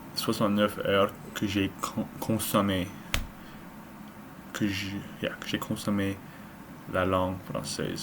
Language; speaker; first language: French; non-native, learner; English